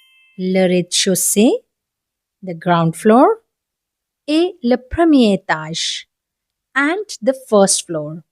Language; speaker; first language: French; non-native, fluent; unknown